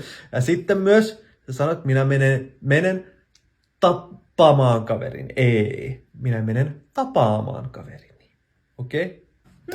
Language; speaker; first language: Finnish; non-native, fluent; Arabic